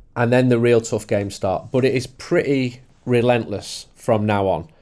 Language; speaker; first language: English; native; English